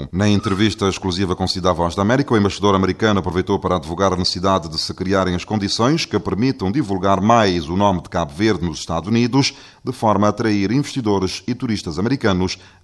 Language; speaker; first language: Portuguese; non-native, local second language; Kabuverdianu